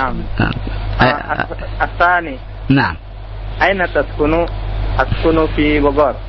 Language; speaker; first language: Arabic; non-native, learner; Indonesian